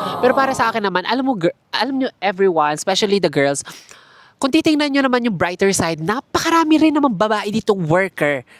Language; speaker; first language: Filipino; native; Filipino